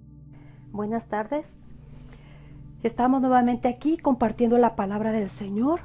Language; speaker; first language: Spanish; native; Spanish